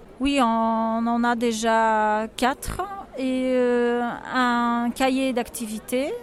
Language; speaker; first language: French; non-native, fluent; Polish